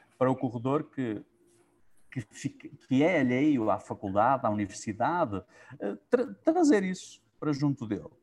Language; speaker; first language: Portuguese; native; Portuguese